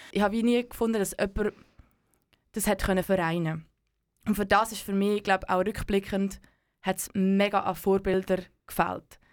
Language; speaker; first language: German; native; German